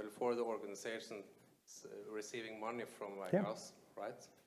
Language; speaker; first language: English; non-native, fluent; Norwegian